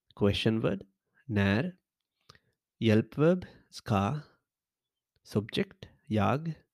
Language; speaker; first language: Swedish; non-native, learner; English